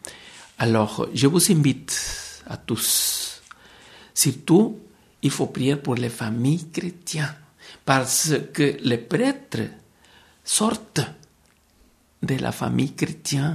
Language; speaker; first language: French; non-native, fluent; Spanish